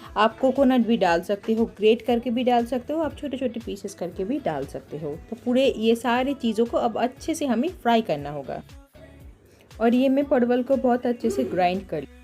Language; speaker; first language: Hindi; non-native, local second language; Bangla